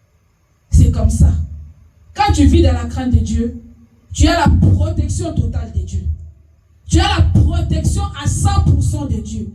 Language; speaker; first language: French; non-native, local second language; Lingala